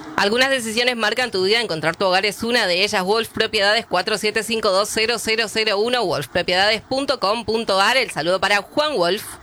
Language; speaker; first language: Spanish; native; Spanish